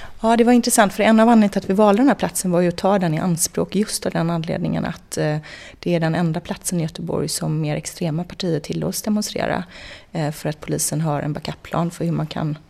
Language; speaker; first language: Swedish; native; Swedish